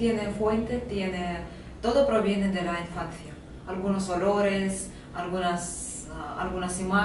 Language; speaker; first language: Spanish; non-native, fluent; Russian